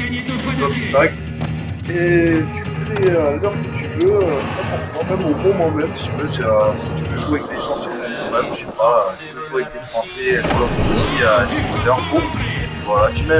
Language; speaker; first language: French; native; French